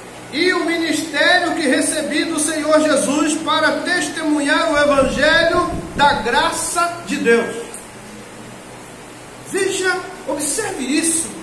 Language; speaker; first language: Portuguese; native; Portuguese